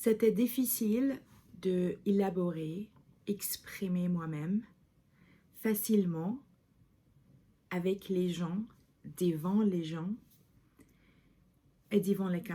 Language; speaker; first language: French; non-native, fluent; English